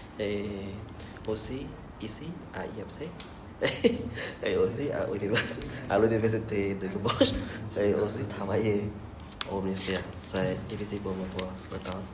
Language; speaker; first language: French; non-native, learner; Vietnamese